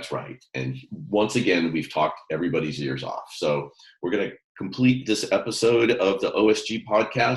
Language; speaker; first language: English; native; English